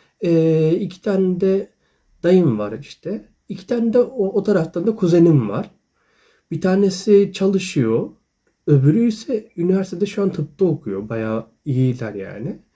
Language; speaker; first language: Turkish; early bilingual, other home language; Japanese